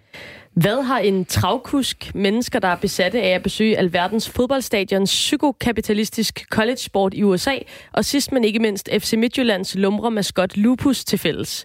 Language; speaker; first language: Danish; native; Danish